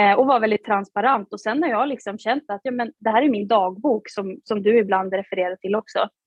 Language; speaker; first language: Swedish; native; Swedish